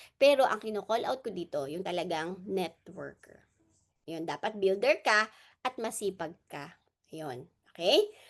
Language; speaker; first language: Filipino; non-native, local second language; Hiligaynon